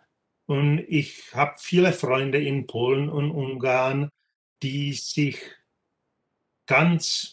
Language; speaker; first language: German; non-native, fluent; Czech